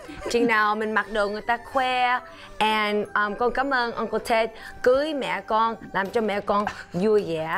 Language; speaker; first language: Vietnamese; early bilingual, heritage; Vietnamese